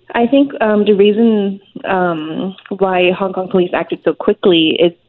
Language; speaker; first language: English; non-native, local second language; Cantonese